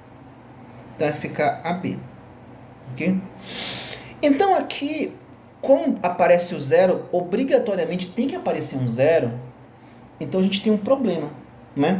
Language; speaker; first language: Portuguese; native; Portuguese